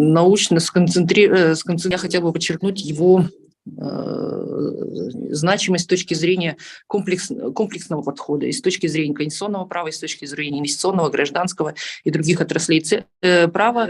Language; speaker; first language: Russian; native; Russian